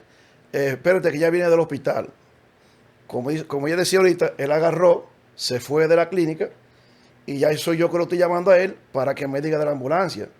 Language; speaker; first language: Spanish; native; Spanish